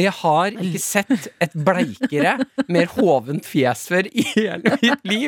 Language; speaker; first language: Norwegian; native; Norwegian